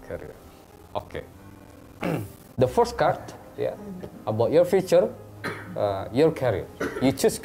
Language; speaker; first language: English; non-native, learner; Indonesian